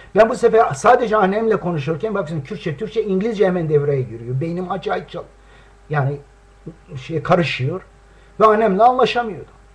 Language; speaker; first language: Turkish; non-native, local second language; Kurdish